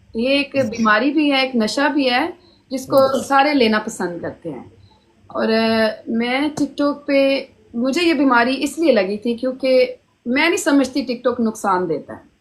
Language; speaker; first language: Urdu; early bilingual, heritage; Hindi